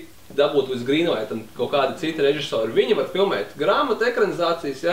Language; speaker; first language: Latvian; non-native, local second language; Russian